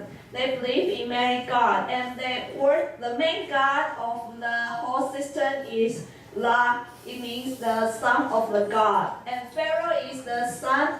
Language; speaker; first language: English; non-native, learner; Chinese